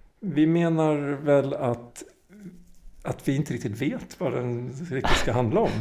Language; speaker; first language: Swedish; native; Swedish